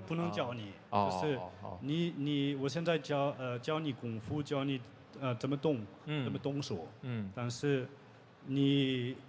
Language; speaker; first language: Chinese; non-native, learner; French